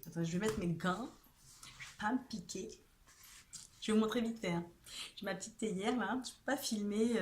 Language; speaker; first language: French; native; French